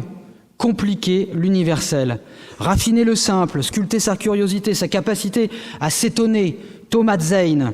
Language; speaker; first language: French; native; French